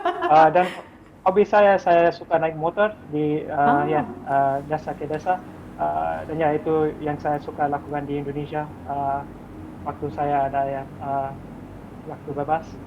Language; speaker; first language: Indonesian; non-native, fluent; English